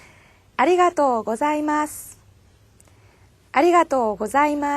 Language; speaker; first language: Japanese; non-native, fluent; Korean